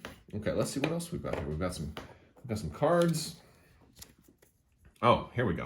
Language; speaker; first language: English; native; English